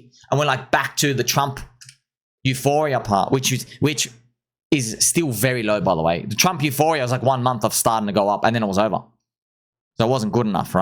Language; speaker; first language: English; native; English